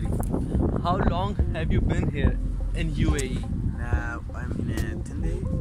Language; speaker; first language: English; non-native, local second language; Hindi